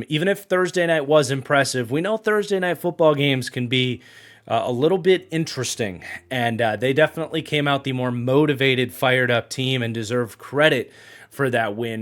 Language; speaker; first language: English; native; English